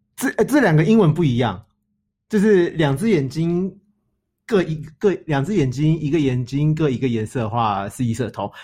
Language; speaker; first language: Chinese; native; Chinese